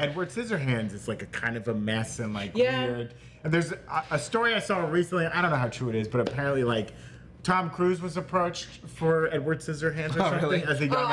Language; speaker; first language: English; native; English